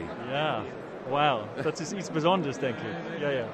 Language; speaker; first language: Dutch; non-native, fluent; English